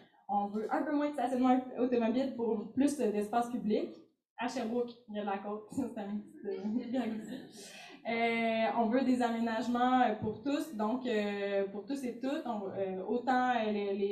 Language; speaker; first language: French; native; French